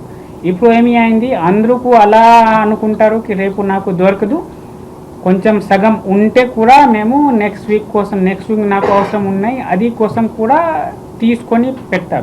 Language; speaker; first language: Telugu; non-native, fluent; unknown